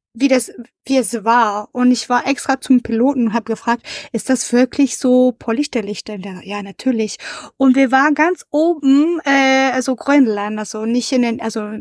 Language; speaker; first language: German; non-native, learner; French